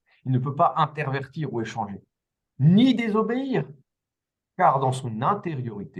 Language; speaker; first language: French; native; French